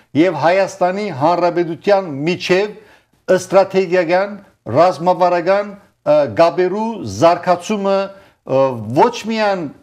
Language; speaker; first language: Armenian; early bilingual, heritage; Armenian